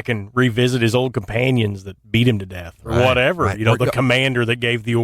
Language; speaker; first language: English; native; English